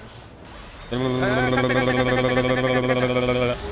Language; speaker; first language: Japanese; native; Japanese